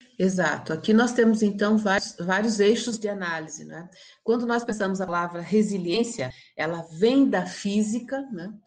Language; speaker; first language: Portuguese; non-native, local second language; Kabuverdianu